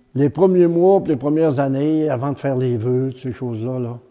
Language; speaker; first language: French; native; French